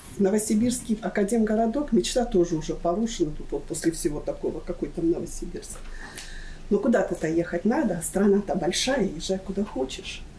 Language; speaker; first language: Russian; native; Russian